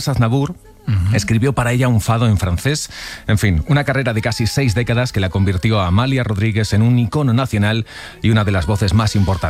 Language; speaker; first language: Spanish; native; Spanish